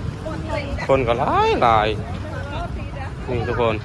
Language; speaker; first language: Thai; non-native, local second language; Northeastern Thai